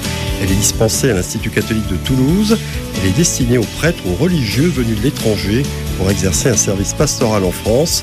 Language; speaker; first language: French; native; French